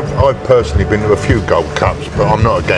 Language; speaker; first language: English; native; English